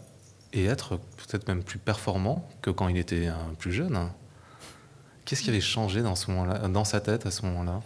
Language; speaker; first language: French; native; French